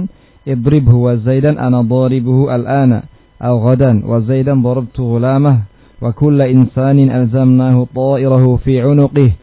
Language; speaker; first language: Arabic; non-native, fluent; Indonesian